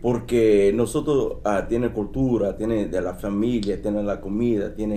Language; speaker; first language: Spanish; early bilingual, heritage; Spanish